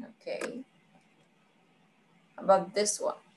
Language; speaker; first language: English; non-native, fluent; Vietnamese